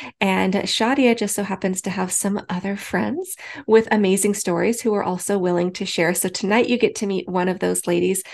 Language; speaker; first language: English; native; English